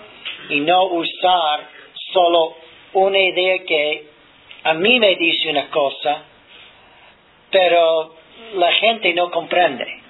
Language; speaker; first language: Spanish; non-native, fluent; English